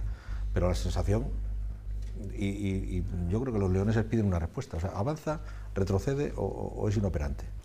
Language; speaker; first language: Spanish; native; Spanish